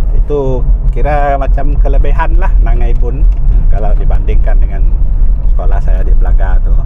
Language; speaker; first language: Malay; non-native, local second language; Iban